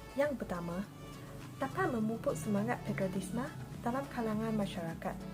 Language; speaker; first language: Malay; non-native, local second language; Chinese